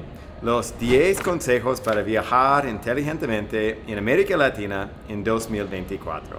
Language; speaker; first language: Spanish; non-native, fluent; English